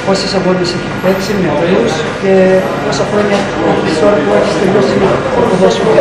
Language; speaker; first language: Greek; early bilingual, heritage; English